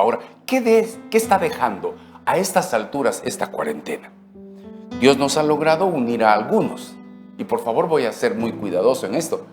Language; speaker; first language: Spanish; native; Spanish